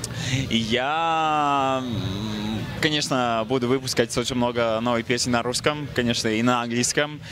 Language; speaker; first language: Russian; non-native, fluent; Latvian